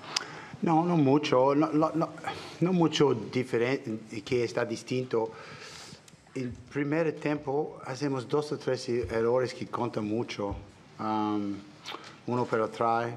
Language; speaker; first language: Italian; non-native, learner; English